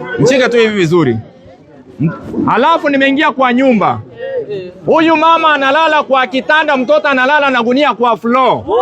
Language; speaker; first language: Swahili; native; Swahili